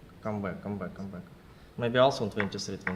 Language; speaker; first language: English; non-native, learner; Russian